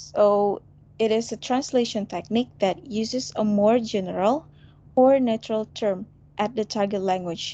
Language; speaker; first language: English; non-native, fluent; Indonesian